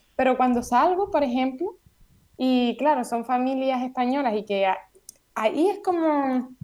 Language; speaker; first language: Spanish; native; Spanish